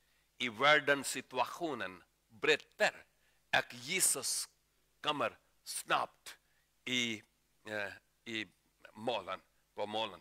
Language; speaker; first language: Swedish; non-native, learner; Urdu